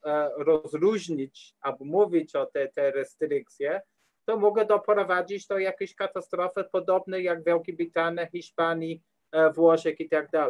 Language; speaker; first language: Polish; non-native, learner; English